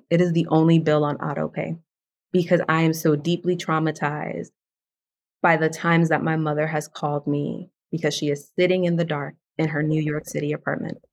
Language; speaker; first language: English; early bilingual, other home language; Spanish